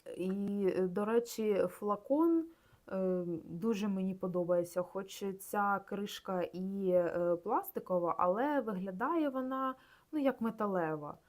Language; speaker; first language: Ukrainian; non-native, local second language; Russian